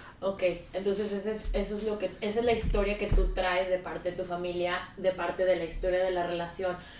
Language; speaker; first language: Spanish; early bilingual, heritage; Spanish